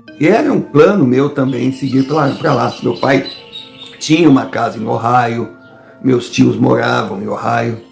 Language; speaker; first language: Portuguese; native; Portuguese